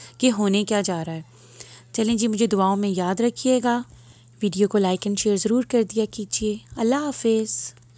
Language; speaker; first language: Urdu; native; Urdu